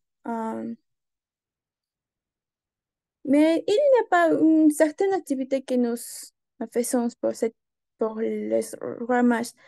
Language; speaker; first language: French; non-native, learner; Spanish